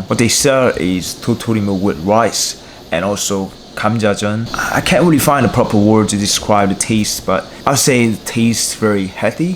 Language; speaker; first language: English; non-native, learner; Korean